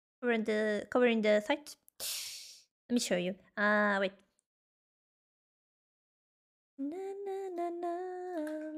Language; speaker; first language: English; non-native, learner; Spanish